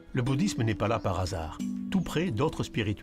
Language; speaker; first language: French; native; French